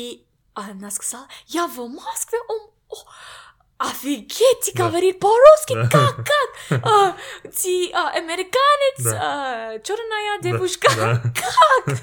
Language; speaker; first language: Russian; non-native, learner; English